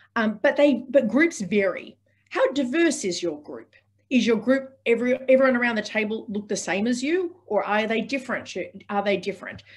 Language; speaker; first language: English; native; English